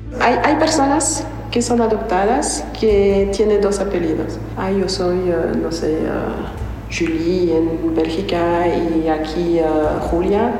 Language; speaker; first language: Spanish; non-native, learner; French